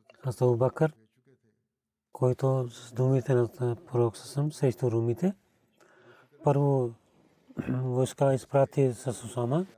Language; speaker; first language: Bulgarian; non-native, learner; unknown